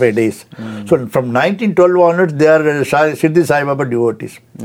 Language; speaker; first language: English; non-native, local second language; Telugu